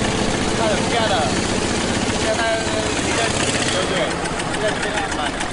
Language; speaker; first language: Chinese; non-native, fluent; Vietnamese